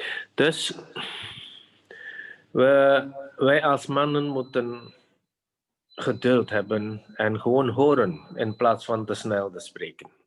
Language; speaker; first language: Dutch; non-native, fluent; Indonesian